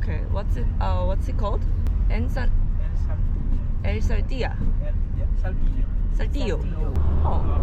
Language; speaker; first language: Spanish; non-native, learner; Korean